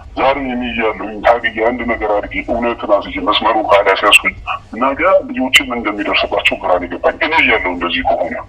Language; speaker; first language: Amharic; native; Amharic